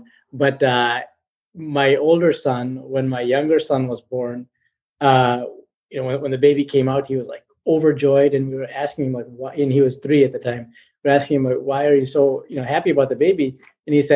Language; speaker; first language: English; native; English